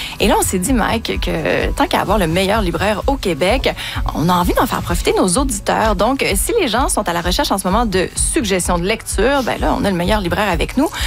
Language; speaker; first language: French; native; French